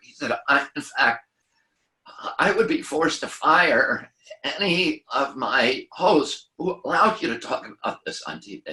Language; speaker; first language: English; native; English